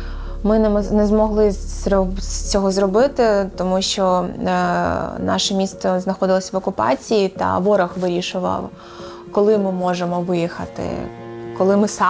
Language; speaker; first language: Ukrainian; native; Ukrainian